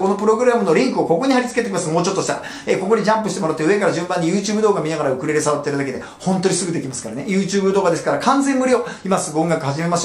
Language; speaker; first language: Japanese; native; Japanese